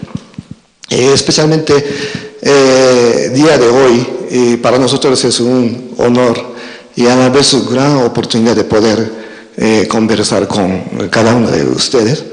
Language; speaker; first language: Spanish; non-native, fluent; Japanese